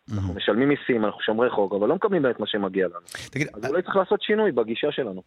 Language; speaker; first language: Hebrew; non-native, local second language; Arabic